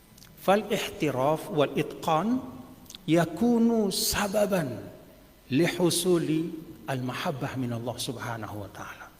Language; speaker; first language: Arabic; non-native, fluent; Indonesian